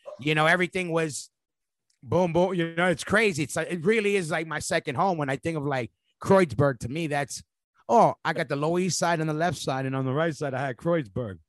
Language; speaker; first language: English; native; English